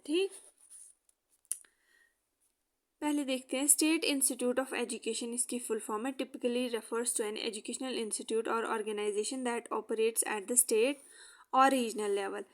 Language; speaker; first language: Hindi; native; Hindi